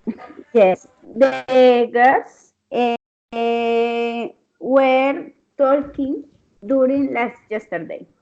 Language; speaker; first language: English; non-native, learner; Spanish